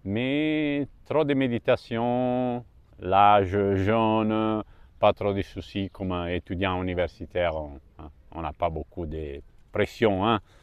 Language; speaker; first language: French; non-native, fluent; Italian